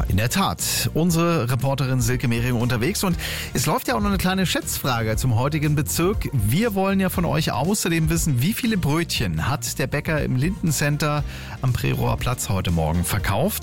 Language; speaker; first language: German; native; German